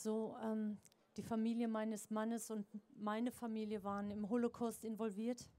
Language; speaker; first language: German; native; German